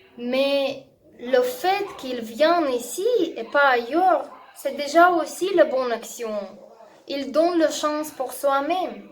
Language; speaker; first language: French; non-native, learner; Russian